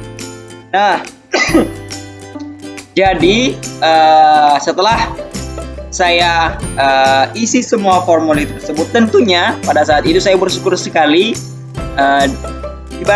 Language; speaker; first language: Indonesian; native; Indonesian